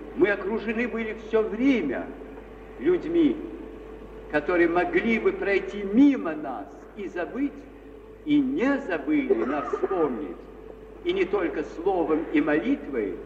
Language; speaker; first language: Russian; native; Russian